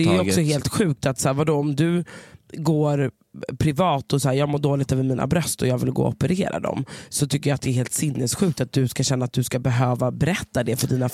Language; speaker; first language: Swedish; native; Swedish